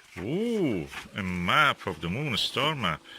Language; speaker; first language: English; non-native, fluent; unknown